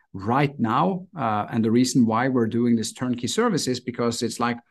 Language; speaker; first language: English; non-native, fluent; Norwegian